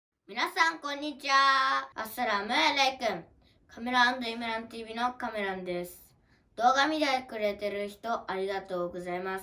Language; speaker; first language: Japanese; early bilingual, other home language; Uyghur